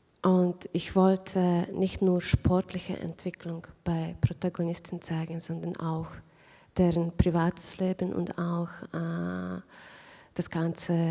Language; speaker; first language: German; non-native, fluent; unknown